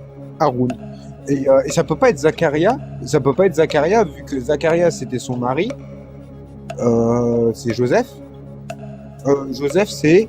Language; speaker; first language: French; native; French